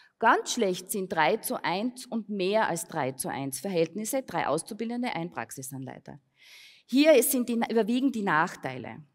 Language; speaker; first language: German; native; German